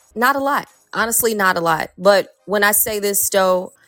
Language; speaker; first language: English; native; English